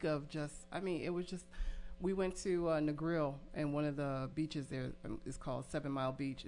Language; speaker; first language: English; native; English